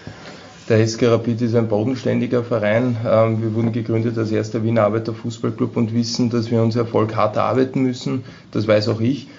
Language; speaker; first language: German; native; German